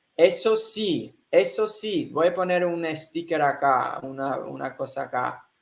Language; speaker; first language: Spanish; non-native, fluent; English